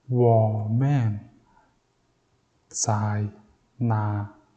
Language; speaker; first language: Chinese; non-native, learner; Mongolian